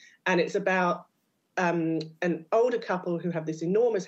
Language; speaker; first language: English; native; English